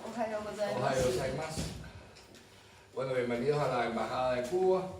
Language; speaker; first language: Spanish; native; Spanish